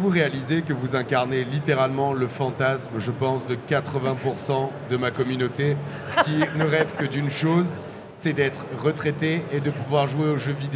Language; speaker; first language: French; native; French